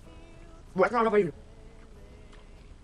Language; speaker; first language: French; native; French